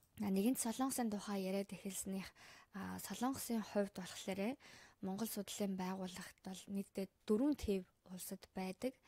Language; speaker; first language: Mongolian; native; Mongolian